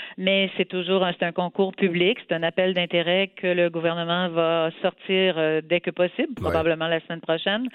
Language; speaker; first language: French; native; French